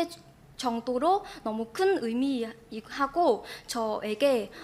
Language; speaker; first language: Korean; non-native, fluent; Vietnamese